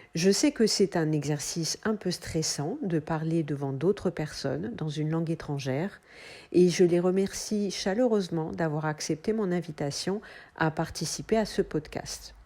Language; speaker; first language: French; native; French